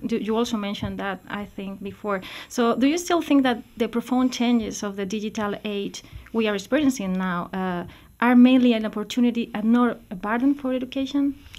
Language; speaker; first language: English; non-native, fluent; Spanish